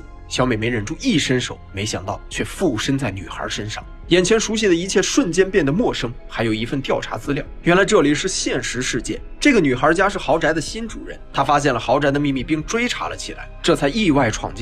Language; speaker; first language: Chinese; native; Chinese